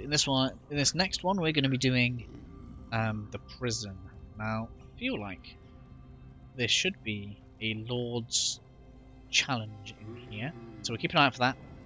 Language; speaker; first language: English; native; English